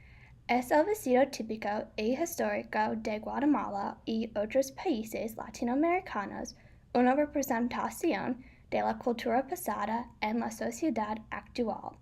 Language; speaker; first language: Spanish; non-native, learner; English